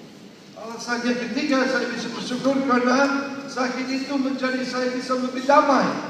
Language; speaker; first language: Indonesian; non-native, learner; English